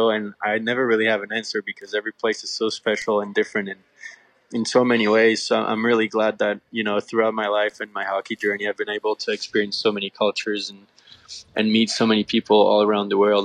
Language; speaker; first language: English; non-native, fluent; French